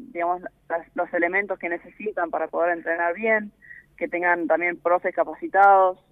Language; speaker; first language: Spanish; early bilingual, other home language; English